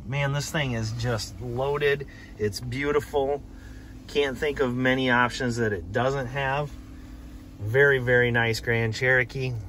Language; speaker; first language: English; native; English